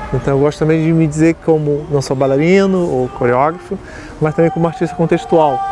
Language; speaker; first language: Portuguese; native; Portuguese